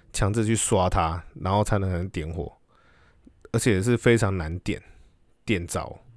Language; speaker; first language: Chinese; native; Chinese